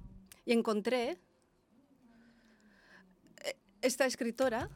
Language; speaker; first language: Spanish; non-native, fluent; Lithuanian